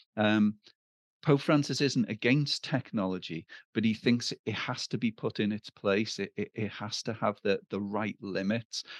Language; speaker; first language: English; native; English